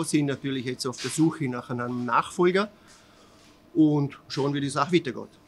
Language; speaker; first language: German; native; German